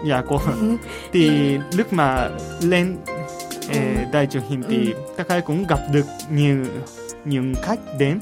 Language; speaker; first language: Vietnamese; non-native, fluent; Japanese